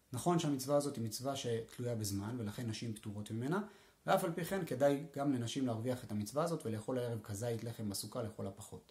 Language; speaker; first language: Hebrew; native; Hebrew